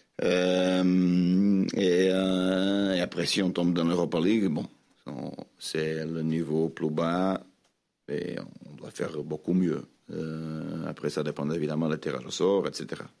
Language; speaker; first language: French; non-native, fluent; Portuguese